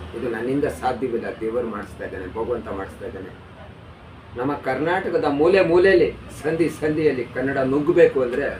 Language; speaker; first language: Kannada; non-native, local second language; Urdu